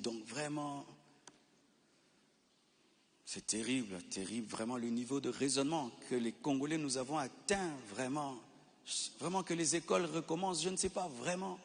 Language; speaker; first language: French; non-native, local second language; Lingala